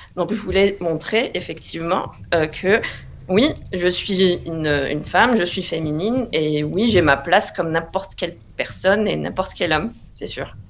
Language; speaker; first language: French; non-native, local second language; Arabic